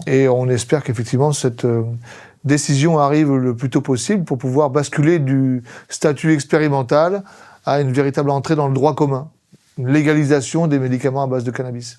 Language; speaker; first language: French; native; French